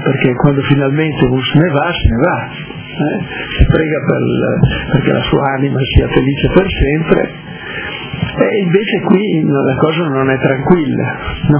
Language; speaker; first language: Italian; native; Italian